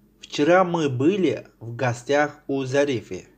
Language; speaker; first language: Russian; non-native, fluent; Tajik